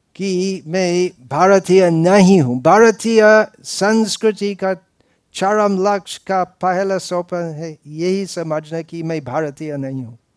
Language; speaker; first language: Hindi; non-native, fluent; English